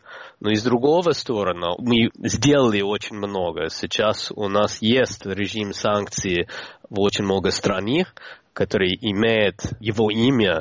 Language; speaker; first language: Russian; non-native, fluent; English